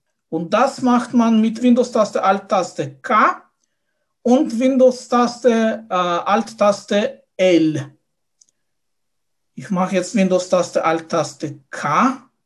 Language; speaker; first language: German; non-native, fluent; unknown